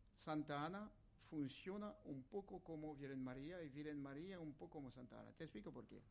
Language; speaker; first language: Spanish; non-native, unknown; French